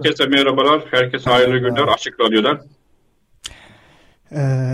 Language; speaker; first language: Turkish; non-native, fluent; Arabic